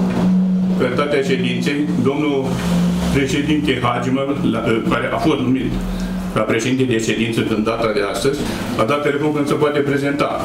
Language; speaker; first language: Romanian; native; Romanian